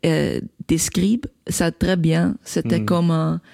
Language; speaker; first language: French; non-native, local second language; Dutch